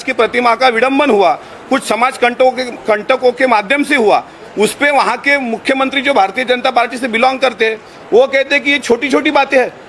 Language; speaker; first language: Hindi; non-native, local second language; Marathi